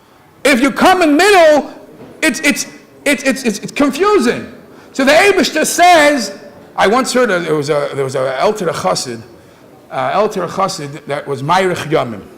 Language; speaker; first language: English; native; English